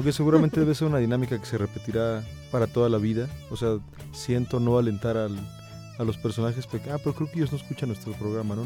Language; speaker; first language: Spanish; native; Spanish